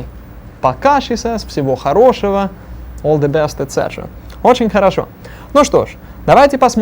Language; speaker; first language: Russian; non-native, fluent; English